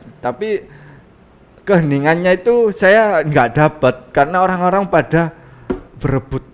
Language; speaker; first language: Indonesian; non-native, local second language; Javanese